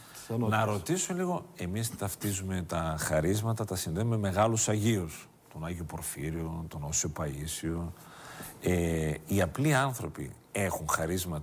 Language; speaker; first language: Greek; native; Greek